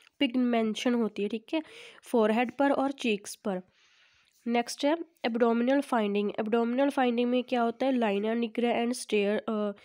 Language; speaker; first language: Hindi; non-native, local second language; Punjabi